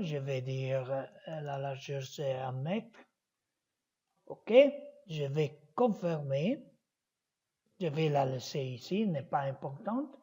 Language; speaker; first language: French; non-native, learner; Italian